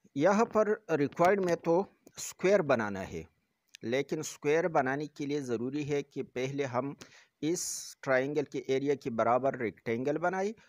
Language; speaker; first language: Urdu; non-native, local second language; Pashto